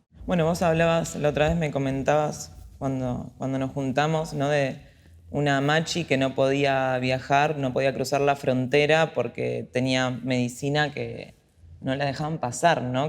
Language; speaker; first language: Spanish; native; Spanish